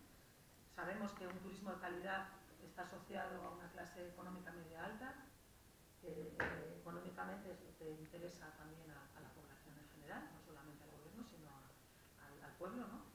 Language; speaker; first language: Spanish; native; Spanish